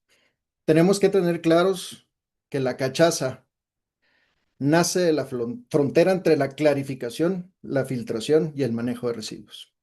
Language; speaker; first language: Spanish; native; Spanish